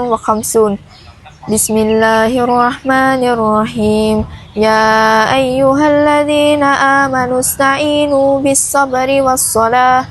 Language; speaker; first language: Arabic; non-native, learner; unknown